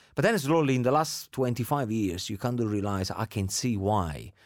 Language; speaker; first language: English; non-native, fluent; Italian